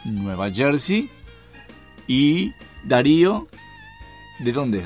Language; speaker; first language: Spanish; native; Spanish